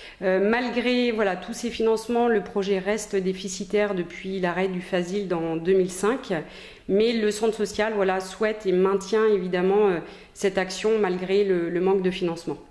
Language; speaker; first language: French; native; French